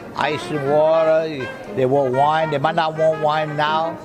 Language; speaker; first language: English; early bilingual, other home language; French